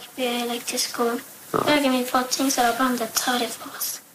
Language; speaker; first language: Danish; early bilingual, heritage; Danish